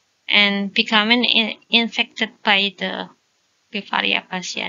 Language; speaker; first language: English; non-native, learner; Indonesian